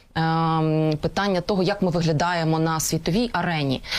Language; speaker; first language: Ukrainian; non-native, local second language; Russian